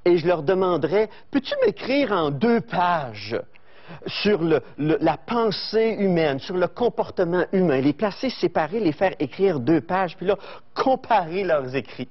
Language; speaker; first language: French; native; French